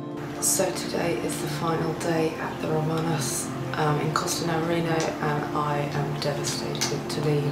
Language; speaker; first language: English; native; English